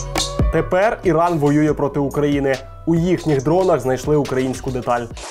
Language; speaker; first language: Ukrainian; native; Ukrainian